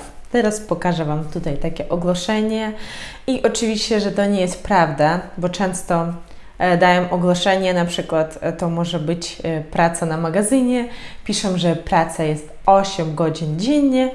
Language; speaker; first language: Polish; non-native, fluent; Ukrainian